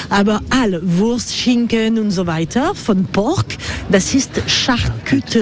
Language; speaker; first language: German; non-native, learner; French